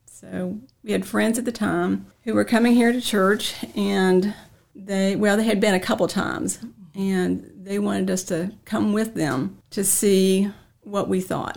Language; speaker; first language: English; native; English